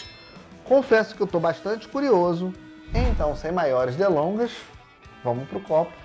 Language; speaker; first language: Portuguese; native; Portuguese